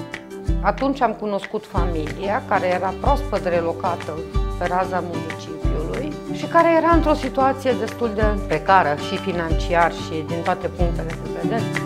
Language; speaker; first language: Romanian; native; Romanian